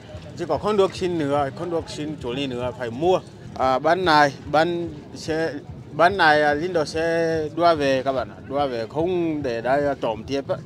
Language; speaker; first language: Vietnamese; non-native, learner; Portuguese